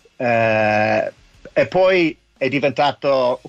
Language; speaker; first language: Italian; non-native, fluent; English